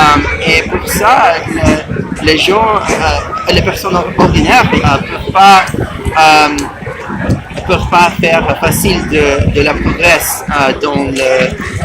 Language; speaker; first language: French; non-native, learner; English